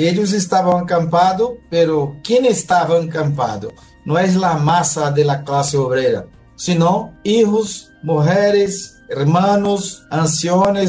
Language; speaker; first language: Spanish; non-native, local second language; Portuguese